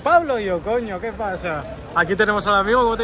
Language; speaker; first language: Spanish; native; Spanish